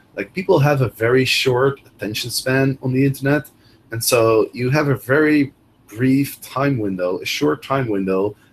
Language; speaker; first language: English; non-native, fluent; Dutch